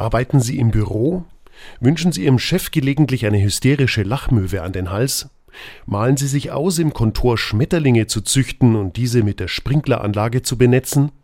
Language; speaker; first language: German; native; German